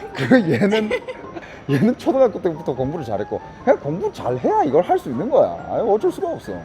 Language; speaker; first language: Korean; native; Korean